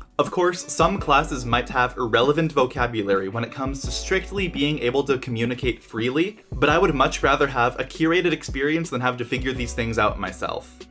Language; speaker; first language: English; native; English